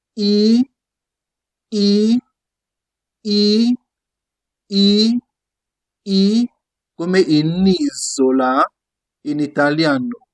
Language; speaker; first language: Italian; non-native, fluent; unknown